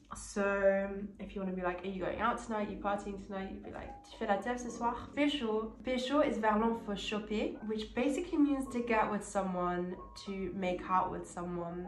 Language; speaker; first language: English; native; English